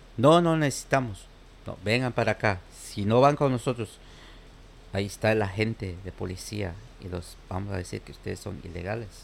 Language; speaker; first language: Spanish; native; Spanish